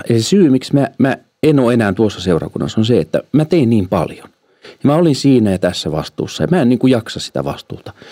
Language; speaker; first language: Finnish; early bilingual, heritage; Finnish